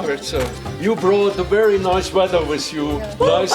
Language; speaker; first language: English; non-native, learner; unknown